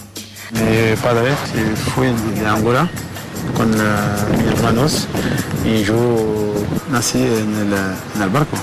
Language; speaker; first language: Spanish; non-native, learner; French